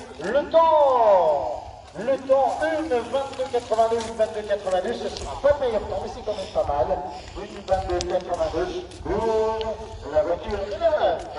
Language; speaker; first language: French; native; French